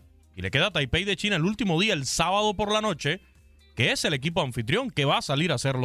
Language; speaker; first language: Spanish; native; Spanish